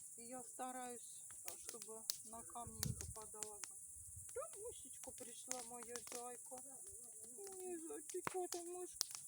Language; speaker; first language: Russian; native; Russian